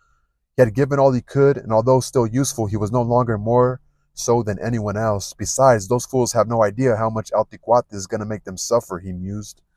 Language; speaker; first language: English; native; English